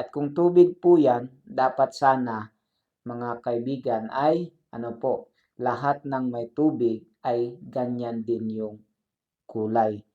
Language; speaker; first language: Filipino; non-native, local second language; Cebuano